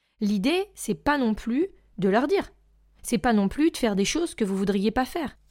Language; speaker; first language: French; native; French